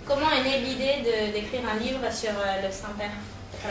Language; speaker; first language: French; non-native, fluent; Spanish